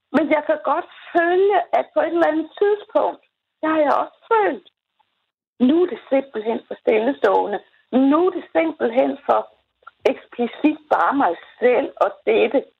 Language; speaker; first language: Danish; native; Danish